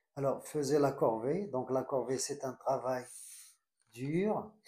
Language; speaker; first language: French; non-native, local second language; Arabic